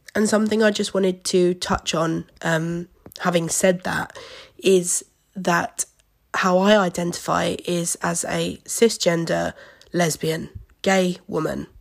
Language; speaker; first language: English; native; English